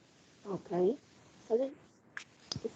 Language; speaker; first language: English; non-native, fluent; Vietnamese